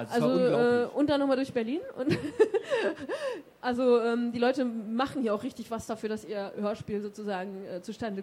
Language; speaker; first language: German; native; German